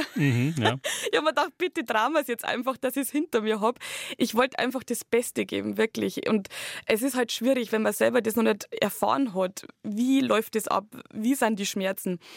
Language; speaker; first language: German; native; German